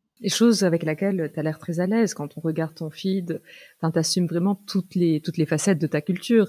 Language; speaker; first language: French; native; French